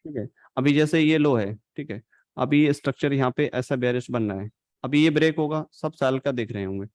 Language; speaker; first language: Hindi; native; Hindi